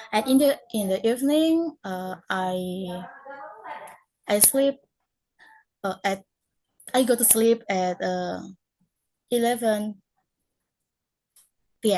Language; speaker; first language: English; non-native, learner; Indonesian